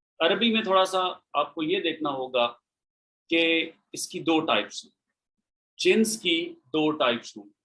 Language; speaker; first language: Urdu; native; Urdu